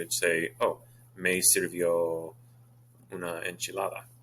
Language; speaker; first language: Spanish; non-native, fluent; English